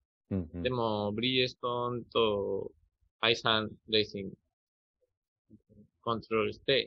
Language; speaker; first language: Japanese; non-native, learner; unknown